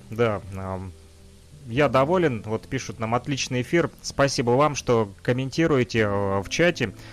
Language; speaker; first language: Russian; native; Russian